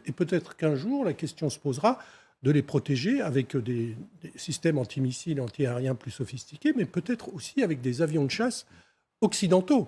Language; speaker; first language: French; native; French